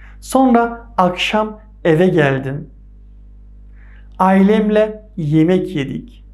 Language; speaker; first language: Turkish; non-native, fluent; Persian